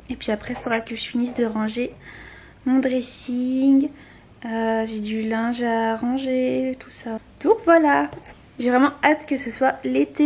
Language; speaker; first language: French; native; French